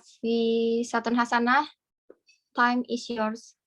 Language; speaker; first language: English; non-native, fluent; Indonesian